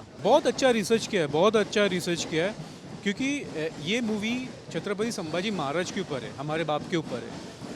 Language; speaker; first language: Hindi; native; Hindi